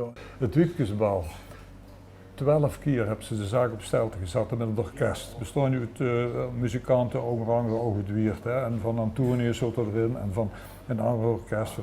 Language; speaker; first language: Dutch; native; Dutch